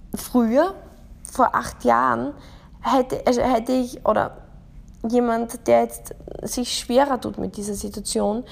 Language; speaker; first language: German; native; German